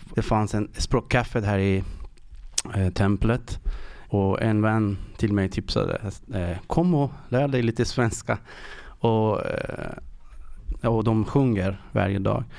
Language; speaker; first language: Swedish; non-native, learner; Persian